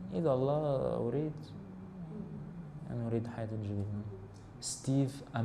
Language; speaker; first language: Arabic; non-native, learner; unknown